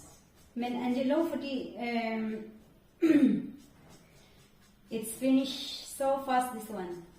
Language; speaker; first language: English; non-native, local second language; Filipino